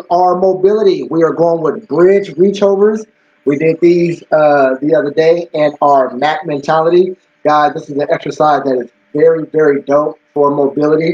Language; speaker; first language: English; native; English